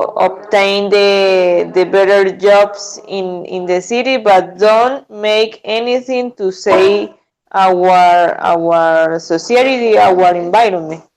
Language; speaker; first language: English; non-native, learner; Spanish